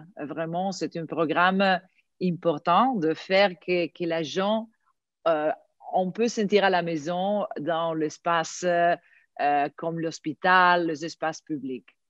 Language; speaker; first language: French; non-native, fluent; Italian